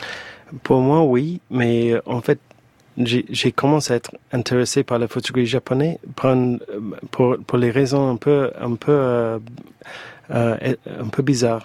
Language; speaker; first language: French; non-native, fluent; English